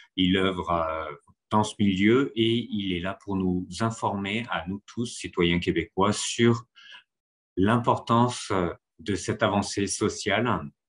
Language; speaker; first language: French; native; French